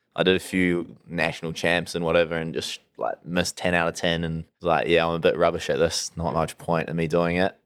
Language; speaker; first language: English; native; English